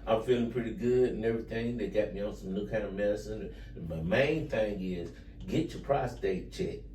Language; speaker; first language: English; native; English